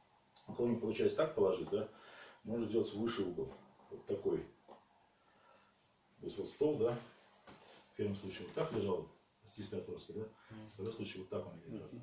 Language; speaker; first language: Russian; native; Russian